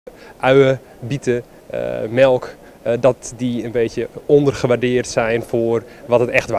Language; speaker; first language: Dutch; native; Dutch